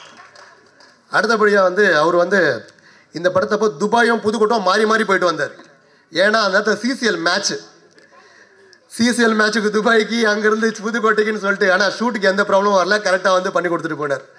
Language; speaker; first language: Tamil; native; Tamil